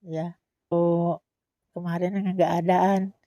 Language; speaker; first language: Indonesian; non-native, local second language; Sundanese